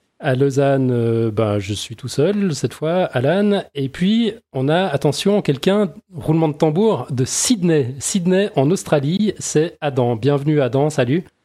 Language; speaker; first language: French; native; French